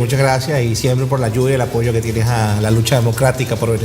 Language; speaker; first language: Spanish; native; Spanish